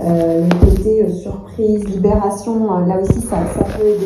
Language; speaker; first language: French; native; French